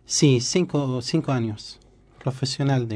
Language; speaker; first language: Spanish; non-native, learner; Arabic